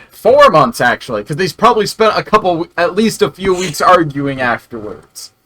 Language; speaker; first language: English; native; English